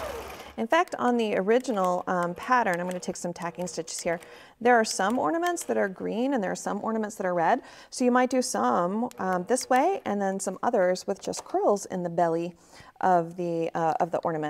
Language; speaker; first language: English; native; English